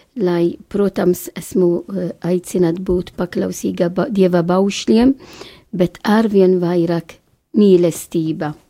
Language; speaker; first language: Latvian; non-native, fluent; Maltese